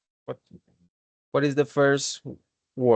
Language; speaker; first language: English; non-native, learner; Spanish